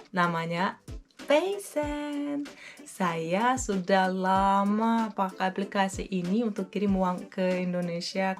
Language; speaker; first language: Indonesian; non-native, fluent; Russian